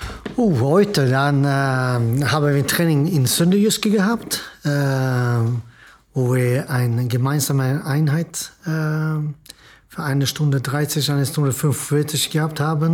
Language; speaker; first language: German; non-native, fluent; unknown